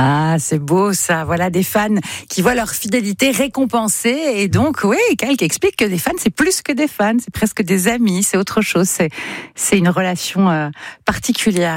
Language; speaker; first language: French; native; French